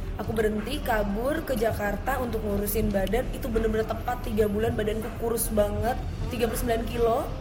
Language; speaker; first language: Indonesian; native; Indonesian